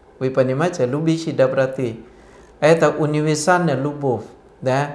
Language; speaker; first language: Russian; non-native, fluent; Thai